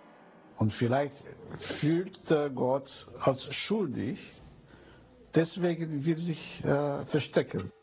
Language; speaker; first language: German; non-native, fluent; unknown